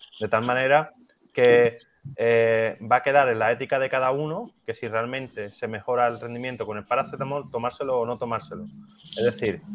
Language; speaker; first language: Spanish; native; Spanish